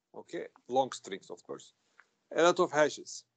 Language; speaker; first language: English; non-native, fluent; Turkish